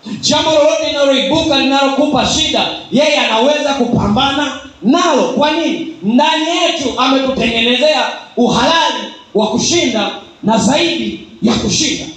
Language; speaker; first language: Swahili; native; Swahili